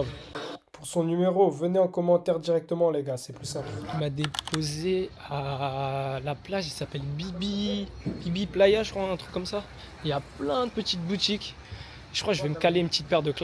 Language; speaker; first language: French; native; French